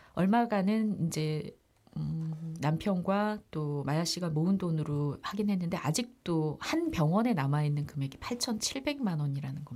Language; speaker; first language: Korean; native; Korean